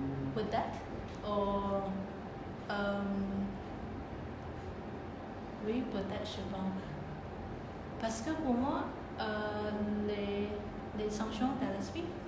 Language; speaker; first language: French; non-native, learner; Khmer